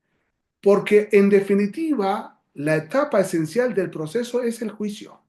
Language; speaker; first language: Spanish; native; Spanish